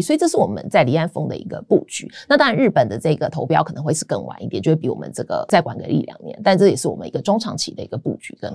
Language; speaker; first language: Chinese; native; Chinese